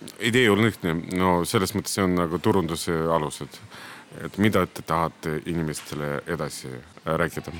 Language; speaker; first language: Estonian; non-native, local second language; Russian